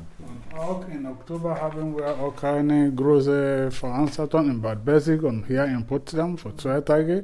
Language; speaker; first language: German; non-native, fluent; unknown